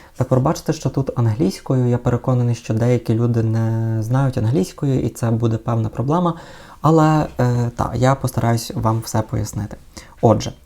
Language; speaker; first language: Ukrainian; non-native, local second language; Russian